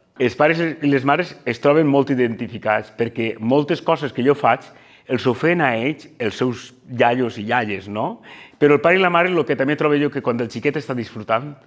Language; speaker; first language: Catalan; native; Catalan